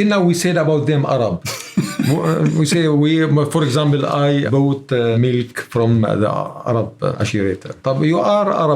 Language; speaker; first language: English; non-native, learner; Arabic